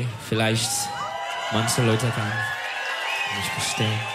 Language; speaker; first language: German; non-native, learner; Turkish